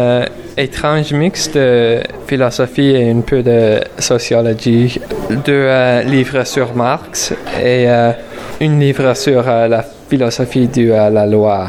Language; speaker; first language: French; non-native, learner; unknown